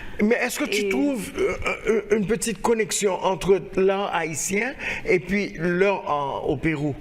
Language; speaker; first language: French; non-native, local second language; Haitian Creole